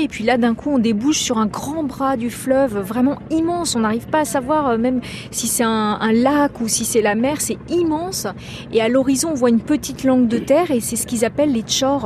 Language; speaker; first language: French; native; French